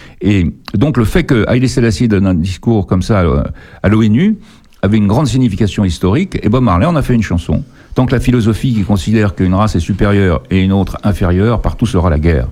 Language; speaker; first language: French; native; French